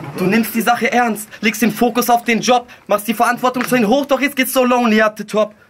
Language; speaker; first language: German; early bilingual, other home language; Russian